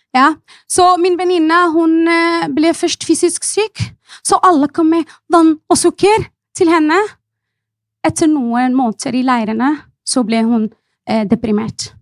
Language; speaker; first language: Norwegian; non-native, fluent; Arabic